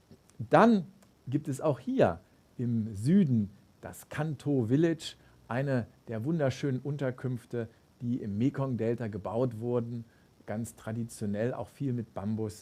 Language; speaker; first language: German; native; German